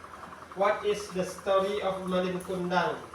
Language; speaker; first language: English; non-native, learner; Indonesian